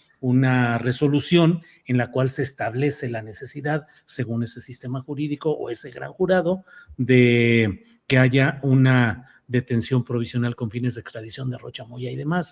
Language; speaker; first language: Spanish; native; Spanish